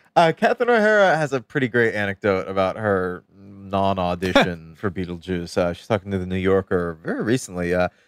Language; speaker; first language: English; native; English